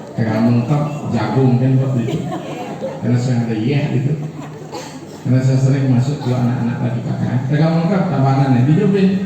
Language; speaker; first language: Indonesian; non-native, local second language; Balinese